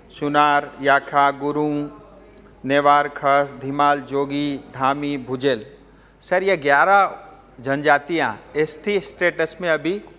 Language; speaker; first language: Hindi; non-native, local second language; Nepali